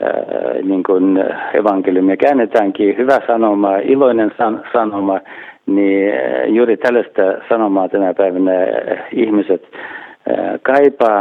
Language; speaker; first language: Finnish; non-native, fluent; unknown